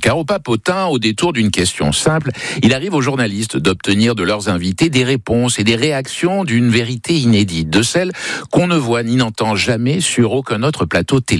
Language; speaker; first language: French; native; French